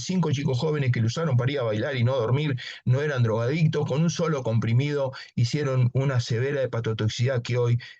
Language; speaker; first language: Spanish; native; Spanish